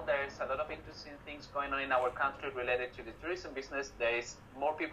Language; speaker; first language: English; non-native, fluent; Spanish